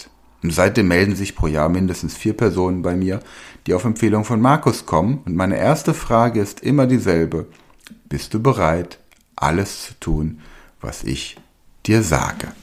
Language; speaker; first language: German; native; German